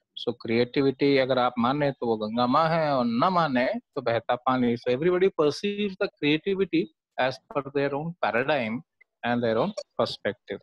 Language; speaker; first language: Hindi; native; Hindi